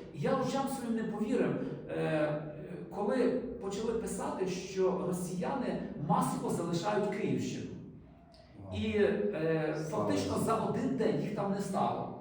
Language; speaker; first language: Ukrainian; native; Ukrainian